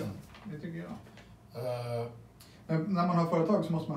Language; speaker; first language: Swedish; native; Swedish